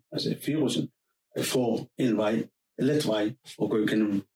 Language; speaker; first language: Danish; non-native, fluent; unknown